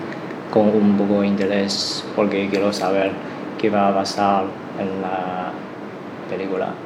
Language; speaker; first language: Spanish; non-native, learner; Chinese